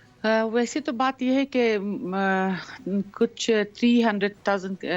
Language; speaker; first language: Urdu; non-native, fluent; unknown